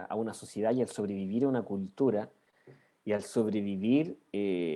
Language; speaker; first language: Spanish; native; Spanish